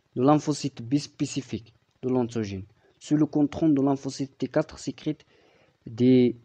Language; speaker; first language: French; non-native, local second language; Arabic